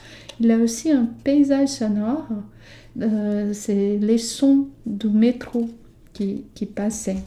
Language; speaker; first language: French; non-native, fluent; Portuguese